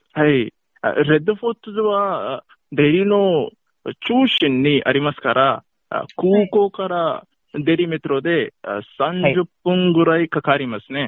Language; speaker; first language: Japanese; non-native, learner; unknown